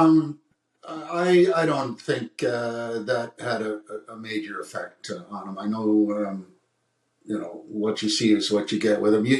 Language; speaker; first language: English; native; English